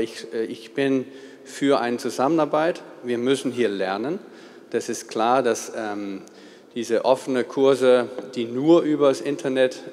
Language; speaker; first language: German; non-native, fluent; Danish